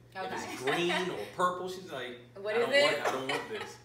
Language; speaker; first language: English; native; English